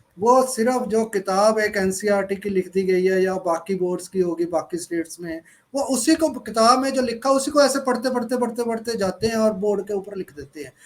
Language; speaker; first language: Hindi; native; Hindi